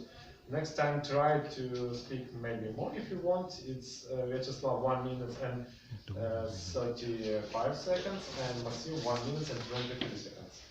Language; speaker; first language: English; non-native, learner; Russian